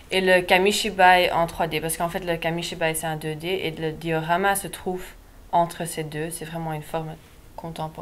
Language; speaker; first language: French; non-native, local second language; Dutch